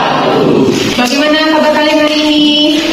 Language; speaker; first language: Indonesian; native; Indonesian